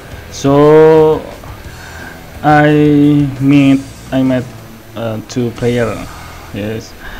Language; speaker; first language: English; non-native, learner; Indonesian